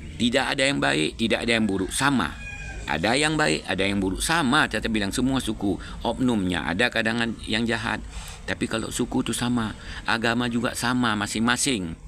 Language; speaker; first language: Indonesian; non-native, local second language; Achinese